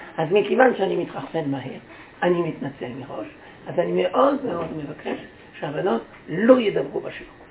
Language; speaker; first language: Hebrew; native; Hebrew